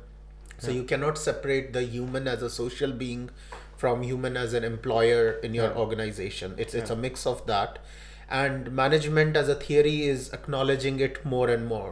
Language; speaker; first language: English; non-native, local second language; Gujarati